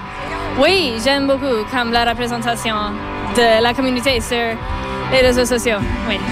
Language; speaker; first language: French; non-native, local second language; English